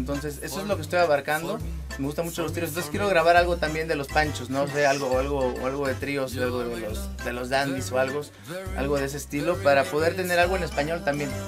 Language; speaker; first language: Spanish; native; Spanish